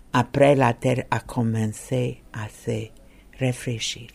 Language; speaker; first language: French; non-native, learner; English